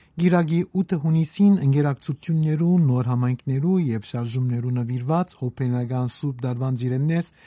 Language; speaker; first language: Armenian; native; Armenian